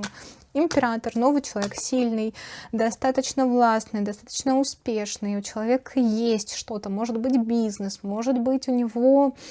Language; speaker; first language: Russian; native; Russian